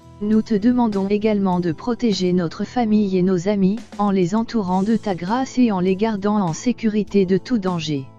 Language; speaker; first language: French; native; French